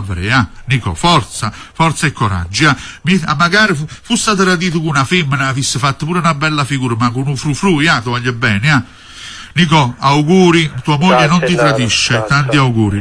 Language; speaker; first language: Italian; native; Italian